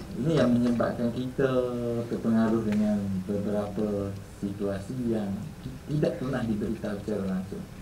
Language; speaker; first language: Malay; native; Malay